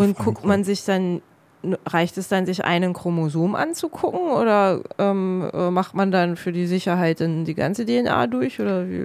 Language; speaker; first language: German; native; German